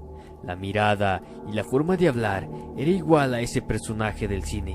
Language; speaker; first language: Spanish; native; Spanish